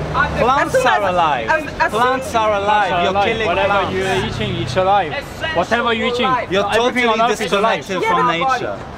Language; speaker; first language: English; non-native, learner; French